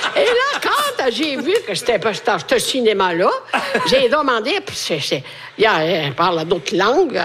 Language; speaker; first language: French; non-native, fluent; Italian